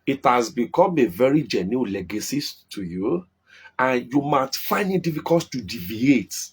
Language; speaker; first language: English; non-native, local second language; Yoruba